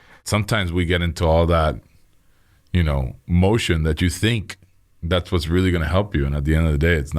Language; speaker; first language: English; native; English